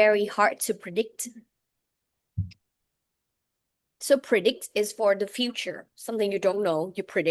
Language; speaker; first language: English; non-native, fluent; Vietnamese